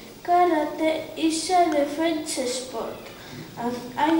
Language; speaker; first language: English; non-native, learner; Spanish